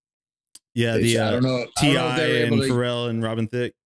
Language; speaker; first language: English; native; English